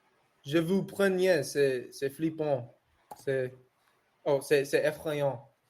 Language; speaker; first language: French; non-native, learner; English